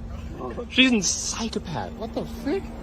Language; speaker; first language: English; native; English